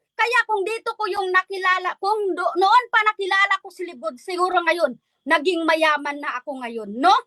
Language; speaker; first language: Filipino; non-native, local second language; Waray